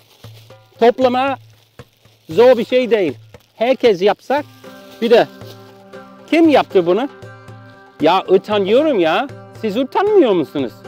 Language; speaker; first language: Turkish; non-native, learner; English